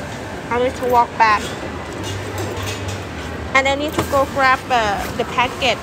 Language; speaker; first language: English; non-native, learner; Thai